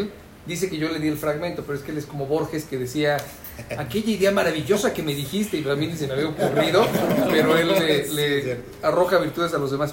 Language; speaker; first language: Spanish; native; Spanish